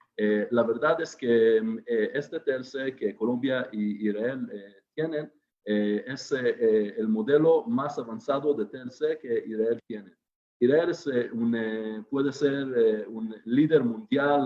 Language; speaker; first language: Spanish; non-native, fluent; Hebrew